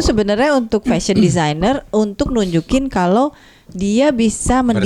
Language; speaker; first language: Indonesian; native; Indonesian